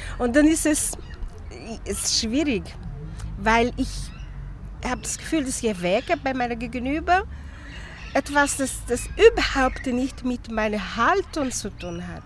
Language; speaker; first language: German; non-native, fluent; Portuguese